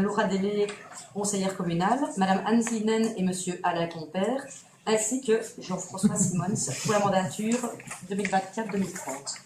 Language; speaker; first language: French; native; French